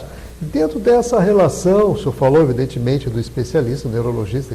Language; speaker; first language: Portuguese; native; Portuguese